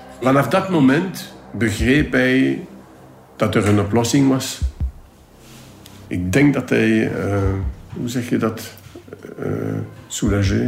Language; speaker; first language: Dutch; non-native, local second language; French